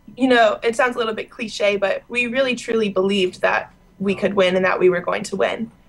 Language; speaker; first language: English; native; English